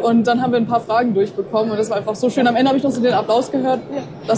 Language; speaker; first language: German; native; German